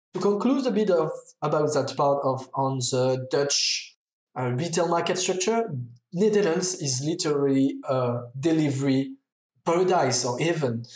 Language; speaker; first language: English; non-native, fluent; French